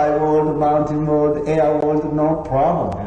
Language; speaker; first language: English; non-native, learner; Korean